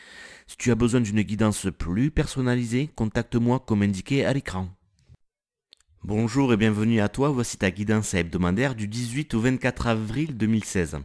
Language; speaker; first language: French; native; French